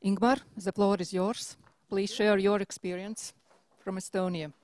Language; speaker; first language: English; non-native, fluent; Latvian